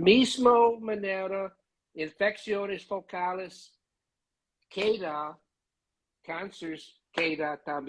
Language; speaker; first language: Spanish; non-native, learner; English